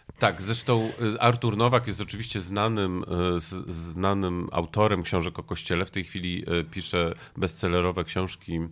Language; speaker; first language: Polish; native; Polish